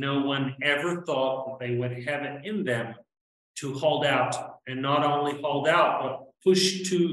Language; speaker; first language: English; native; English